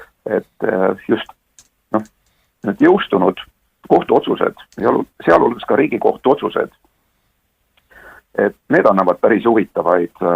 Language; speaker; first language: Estonian; native; Estonian